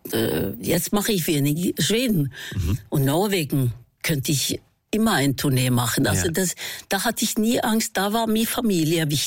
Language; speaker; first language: German; non-native, fluent; Norwegian